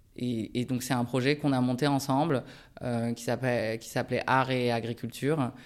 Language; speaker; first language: French; early bilingual, other home language; Japanese